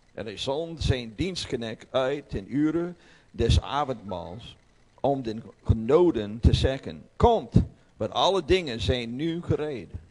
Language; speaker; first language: Dutch; non-native, learner; English